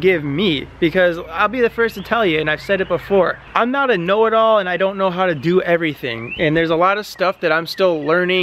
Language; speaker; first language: English; native; English